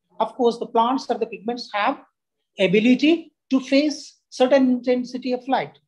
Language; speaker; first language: English; non-native, local second language; Telugu